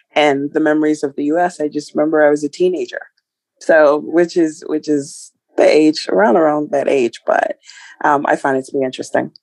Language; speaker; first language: English; early bilingual, other home language; Ibibio